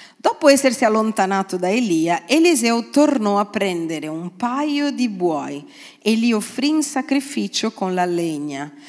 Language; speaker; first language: Italian; non-native, fluent; Portuguese